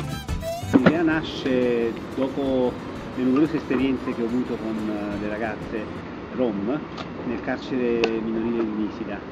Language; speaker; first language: Italian; native; Italian